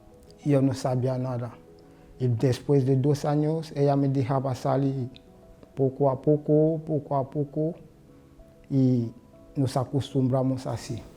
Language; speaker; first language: Spanish; non-native, learner; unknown